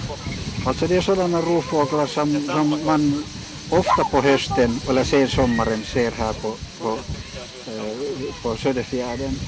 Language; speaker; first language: Swedish; non-native, local second language; Finnish